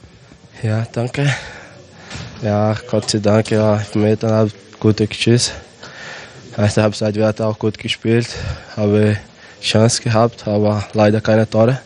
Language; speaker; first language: German; non-native, learner; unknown